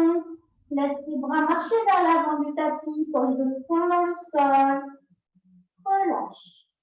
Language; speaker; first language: French; native; French